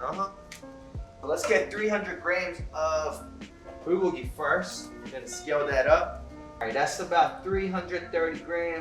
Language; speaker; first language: English; native; English